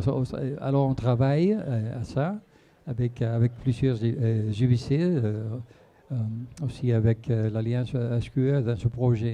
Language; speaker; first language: French; non-native, fluent; Spanish